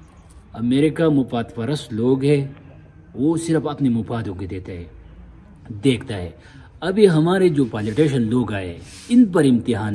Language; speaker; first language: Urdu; non-native, local second language; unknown